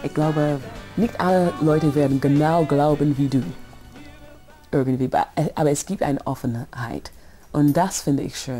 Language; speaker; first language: German; non-native, fluent; English